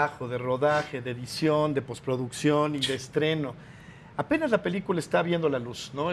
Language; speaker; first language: Spanish; native; Spanish